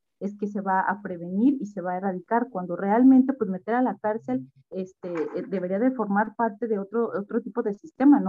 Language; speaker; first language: Spanish; native; Spanish